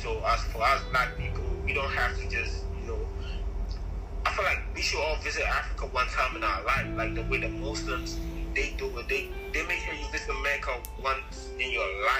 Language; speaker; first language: English; non-native, local second language; Akan